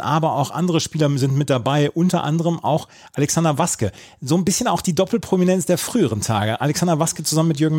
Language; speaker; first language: German; native; German